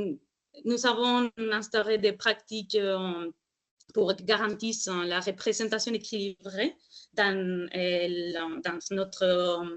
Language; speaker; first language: French; non-native, fluent; Spanish